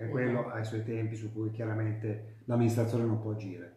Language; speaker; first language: Italian; native; Italian